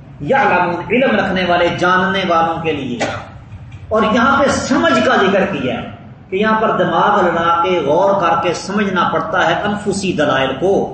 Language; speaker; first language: Urdu; non-native, local second language; Punjabi